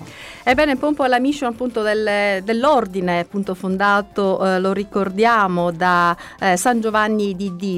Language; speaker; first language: Italian; native; Italian